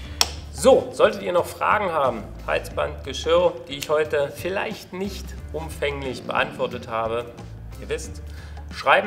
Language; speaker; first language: German; native; German